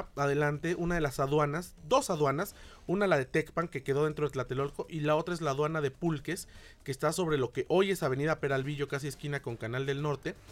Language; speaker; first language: Spanish; native; Spanish